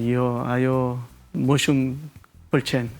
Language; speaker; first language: Albanian; non-native, learner; Korean